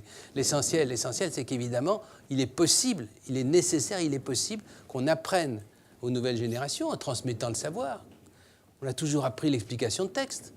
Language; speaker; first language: French; native; French